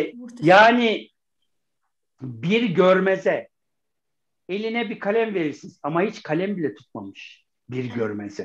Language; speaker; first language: Turkish; native; Turkish